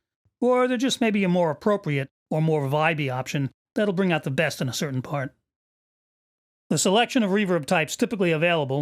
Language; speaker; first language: English; native; English